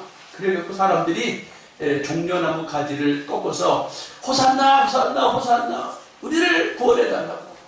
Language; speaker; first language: Korean; native; Korean